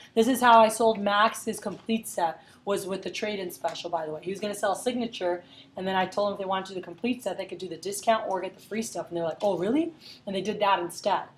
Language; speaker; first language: English; early bilingual, other home language; Spanish